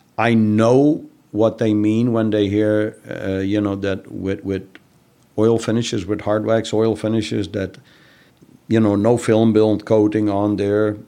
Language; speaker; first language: English; non-native, fluent; Dutch